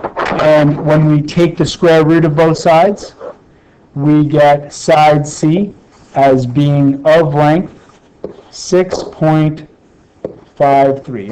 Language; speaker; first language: English; native; English